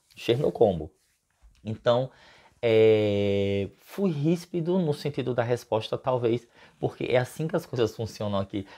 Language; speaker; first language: Portuguese; native; Portuguese